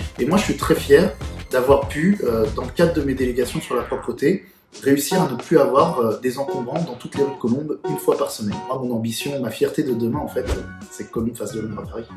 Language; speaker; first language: French; early bilingual, other home language; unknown